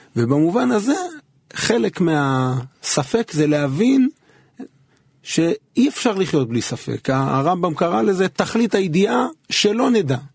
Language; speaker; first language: Hebrew; native; Hebrew